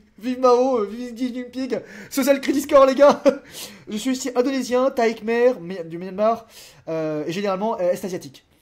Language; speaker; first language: French; native; French